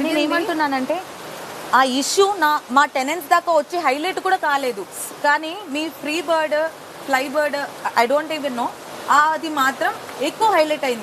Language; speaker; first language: Telugu; native; Telugu